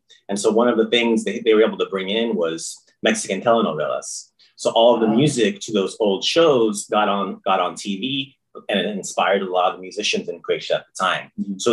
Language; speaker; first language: English; early bilingual, other home language; Croatian